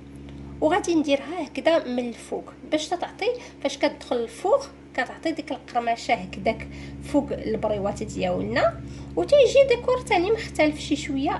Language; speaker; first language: Arabic; native; Arabic